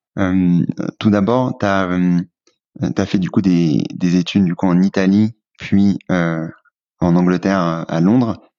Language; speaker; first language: French; native; French